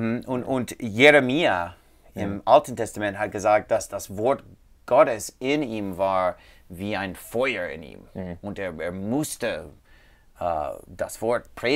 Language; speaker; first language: German; non-native, learner; English